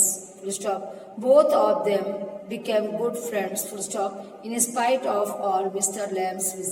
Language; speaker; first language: English; non-native, local second language; Hindi